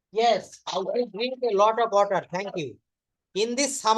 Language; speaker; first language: English; non-native, fluent; Bangla